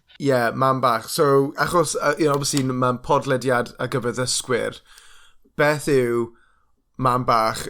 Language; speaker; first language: Welsh; non-native, local second language; English